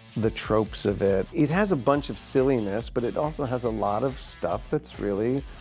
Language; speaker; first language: English; native; English